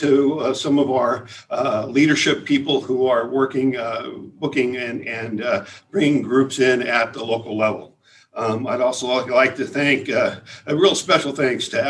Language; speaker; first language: English; native; English